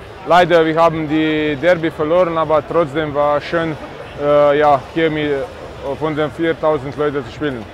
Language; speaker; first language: German; non-native, fluent; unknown